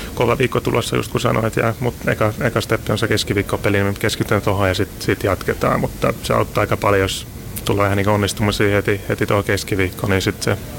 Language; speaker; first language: Finnish; non-native, learner; Hungarian